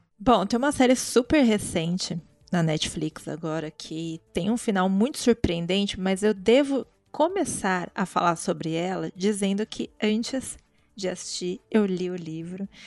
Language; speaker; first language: Portuguese; native; Portuguese